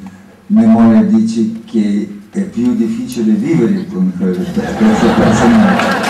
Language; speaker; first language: Italian; non-native, learner; Russian